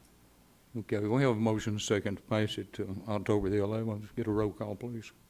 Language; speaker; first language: English; native; English